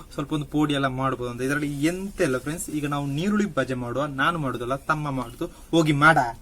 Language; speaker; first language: Kannada; native; Kannada